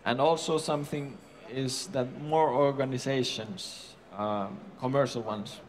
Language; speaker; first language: English; non-native, fluent; Finnish